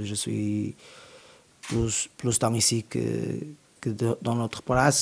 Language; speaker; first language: French; non-native, learner; Portuguese